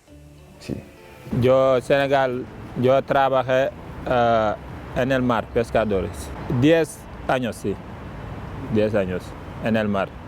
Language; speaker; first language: Spanish; non-native, learner; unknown